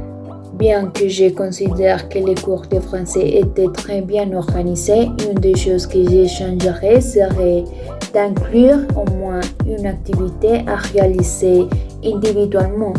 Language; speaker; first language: French; non-native, fluent; Spanish